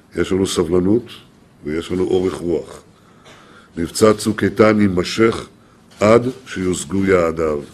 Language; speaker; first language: Hebrew; native; Hebrew